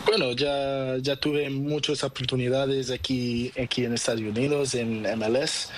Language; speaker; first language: Spanish; non-native, learner; Portuguese